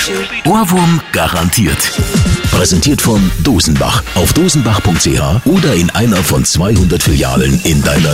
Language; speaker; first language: German; native; German